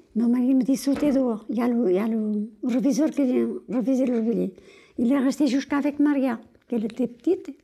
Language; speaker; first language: French; non-native, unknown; Portuguese